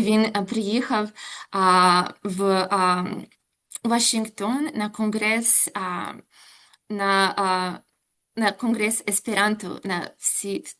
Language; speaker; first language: Ukrainian; non-native, local second language; Russian